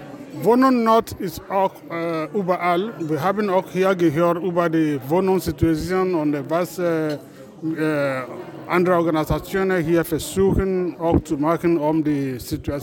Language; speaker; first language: German; non-native, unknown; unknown